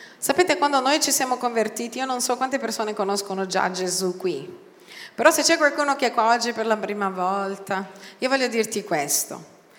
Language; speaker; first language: Italian; non-native, fluent; Portuguese